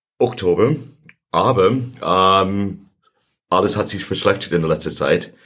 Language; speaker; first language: German; non-native, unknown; English